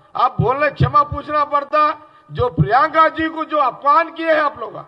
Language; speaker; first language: Hindi; non-native, local second language; Telugu